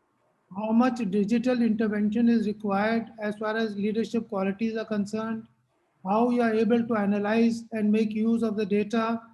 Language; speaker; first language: English; non-native, local second language; Hindi